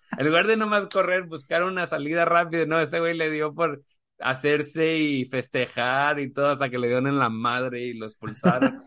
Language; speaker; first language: Spanish; native; Spanish